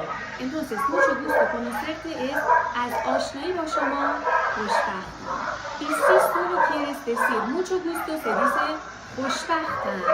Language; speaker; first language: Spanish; non-native, fluent; Persian